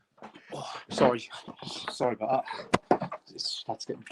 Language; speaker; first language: English; native; English